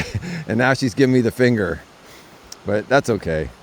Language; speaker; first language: English; native; English